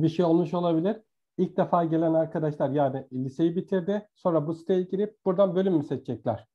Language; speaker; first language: Turkish; native; Turkish